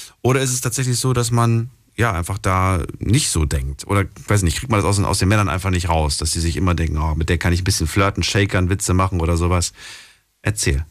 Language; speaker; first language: German; native; German